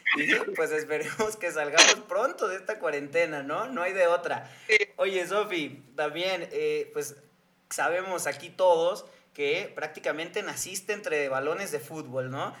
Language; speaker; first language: Spanish; native; Spanish